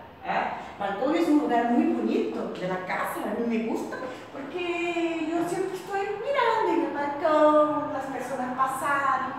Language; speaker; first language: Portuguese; non-native, fluent; Spanish